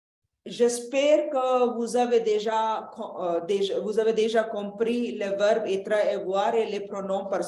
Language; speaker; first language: French; non-native, fluent; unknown